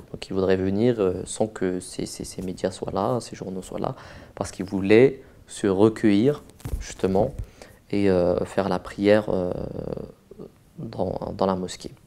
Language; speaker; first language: French; native; French